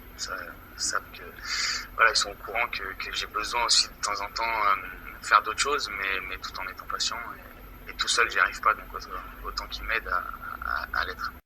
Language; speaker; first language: French; native; French